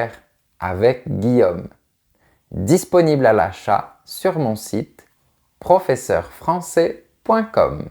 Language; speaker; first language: French; native; French